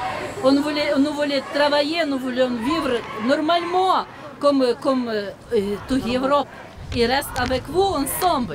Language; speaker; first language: French; non-native, learner; Ukrainian